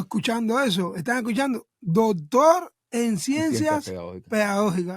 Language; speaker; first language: Spanish; native; Spanish